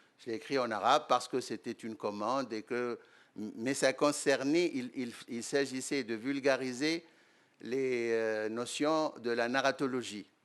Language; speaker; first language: French; non-native, local second language; Arabic